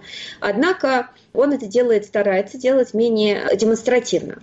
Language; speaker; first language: Russian; native; Russian